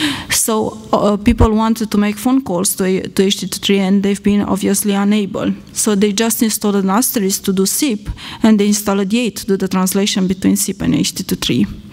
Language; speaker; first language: English; non-native, fluent; Romanian